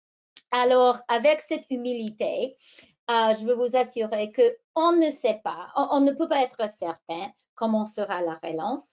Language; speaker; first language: French; non-native, fluent; English